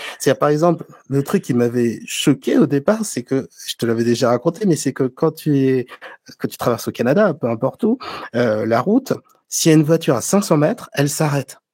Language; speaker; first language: French; native; French